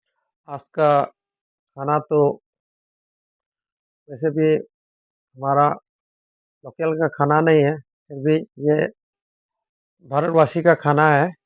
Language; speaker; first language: Hindi; non-native, local second language; Manipuri